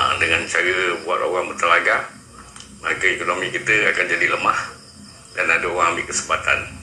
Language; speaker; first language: Malay; native; Malay